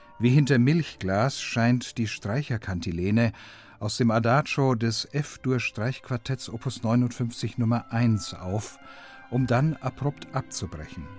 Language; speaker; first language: German; native; German